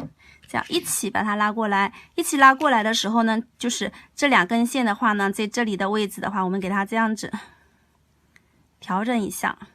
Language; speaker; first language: Chinese; native; Chinese